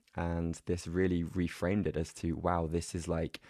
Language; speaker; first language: English; native; English